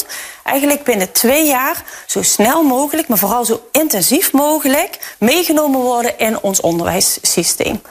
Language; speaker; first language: Dutch; native; Dutch